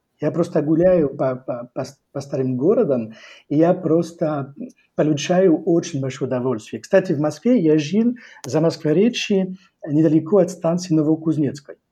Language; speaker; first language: Russian; non-native, fluent; French